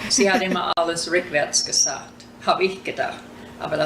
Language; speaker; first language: German; early bilingual, heritage; German